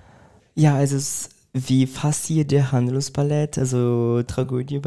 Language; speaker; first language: German; non-native, fluent; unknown